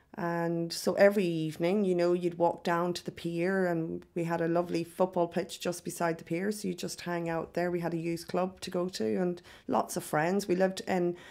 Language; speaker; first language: English; native; English